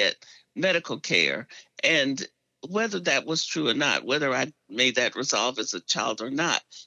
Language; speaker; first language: English; native; English